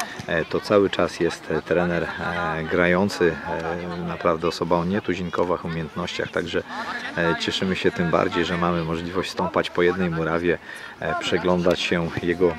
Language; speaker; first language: Polish; native; Polish